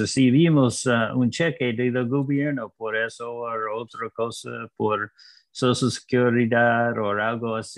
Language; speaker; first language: Spanish; non-native, learner; English